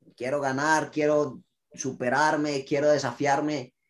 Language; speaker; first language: Spanish; native; Spanish